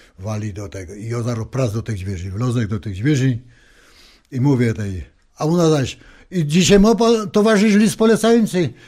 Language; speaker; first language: Polish; native; Polish